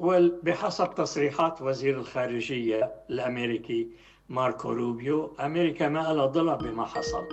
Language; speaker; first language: Arabic; native; Arabic